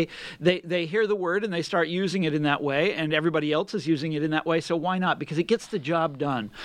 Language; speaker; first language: English; native; English